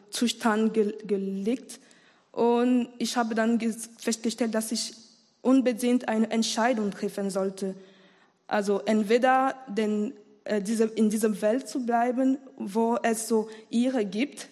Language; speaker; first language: German; non-native, learner; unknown